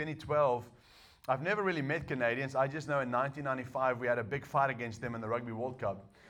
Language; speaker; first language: English; non-native, local second language; Afrikaans